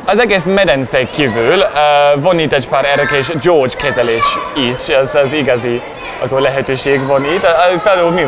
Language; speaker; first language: Hungarian; non-native, learner; English